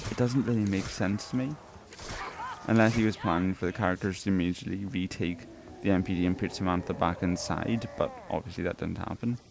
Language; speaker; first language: English; native; English